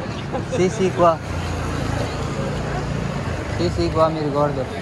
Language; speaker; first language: Italian; non-native, learner; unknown